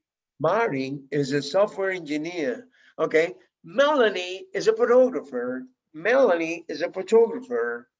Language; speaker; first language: English; non-native, fluent; Spanish